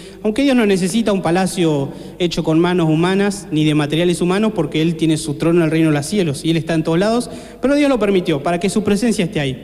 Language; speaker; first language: Spanish; native; Spanish